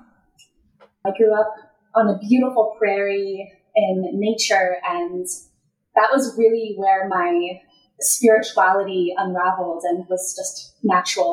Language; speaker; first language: English; native; English